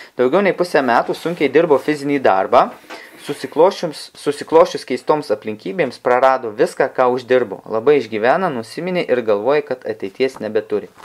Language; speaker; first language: Lithuanian; native; Lithuanian